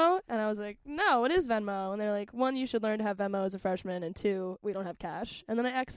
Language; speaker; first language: English; native; English